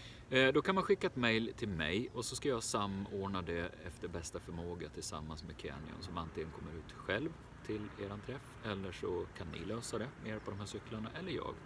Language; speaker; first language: Swedish; native; Swedish